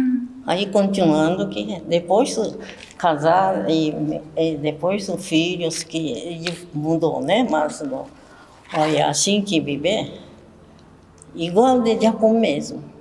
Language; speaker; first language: Portuguese; early bilingual, other home language; Japanese